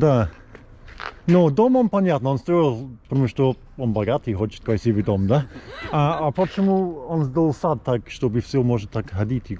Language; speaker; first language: Russian; non-native, learner; English